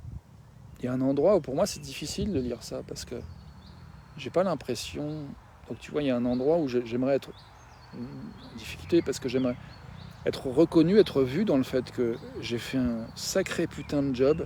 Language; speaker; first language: French; native; French